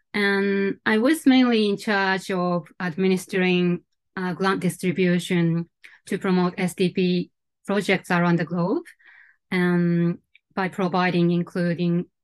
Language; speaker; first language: English; non-native, fluent; Japanese